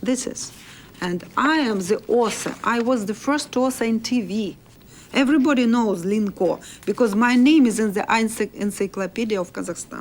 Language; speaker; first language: English; non-native, learner; Russian